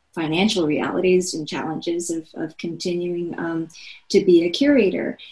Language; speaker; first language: English; non-native, fluent; Korean